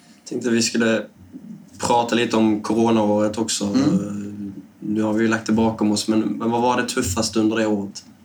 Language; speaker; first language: Swedish; native; Swedish